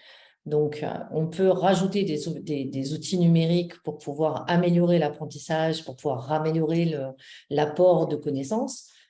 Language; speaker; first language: French; native; French